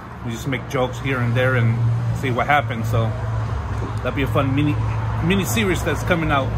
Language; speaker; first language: English; early bilingual, other home language; Spanish